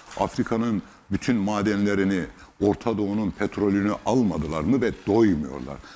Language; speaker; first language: Turkish; native; Turkish